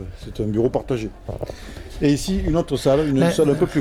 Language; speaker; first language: French; native; French